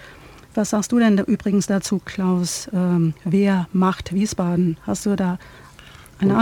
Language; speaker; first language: German; native; German